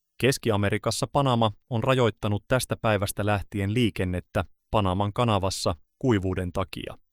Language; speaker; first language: Finnish; native; Finnish